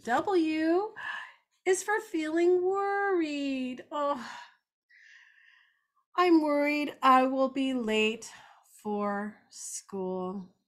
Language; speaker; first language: English; native; English